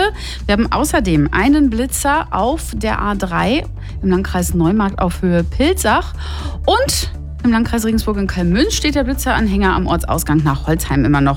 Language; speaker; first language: German; native; German